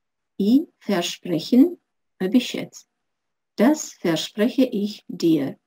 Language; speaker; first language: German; non-native, fluent; Russian